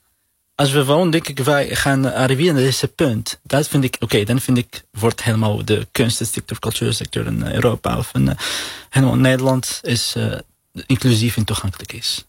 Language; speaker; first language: Dutch; non-native, learner; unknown